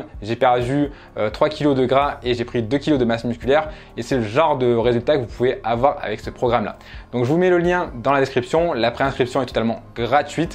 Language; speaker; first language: French; native; French